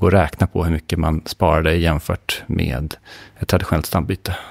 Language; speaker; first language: Swedish; native; Swedish